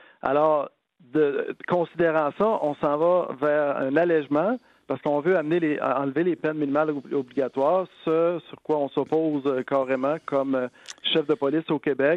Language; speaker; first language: French; native; French